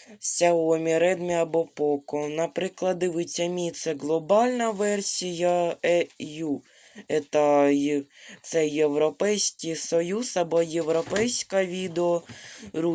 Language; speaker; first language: Ukrainian; non-native, local second language; Russian